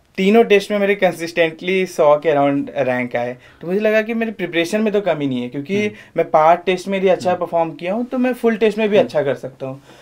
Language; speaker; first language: Hindi; native; Hindi